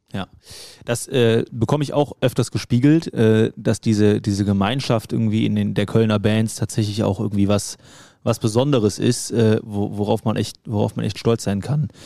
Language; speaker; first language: German; native; German